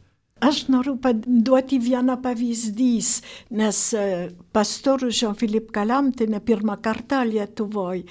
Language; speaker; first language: Lithuanian; non-native, fluent; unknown